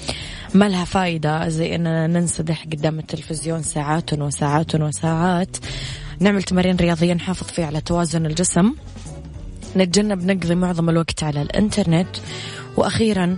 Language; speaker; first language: Arabic; native; Arabic